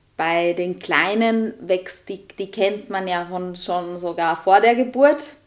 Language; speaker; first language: German; non-native, fluent; Italian